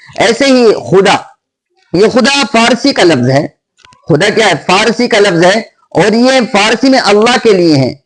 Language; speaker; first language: Urdu; native; Urdu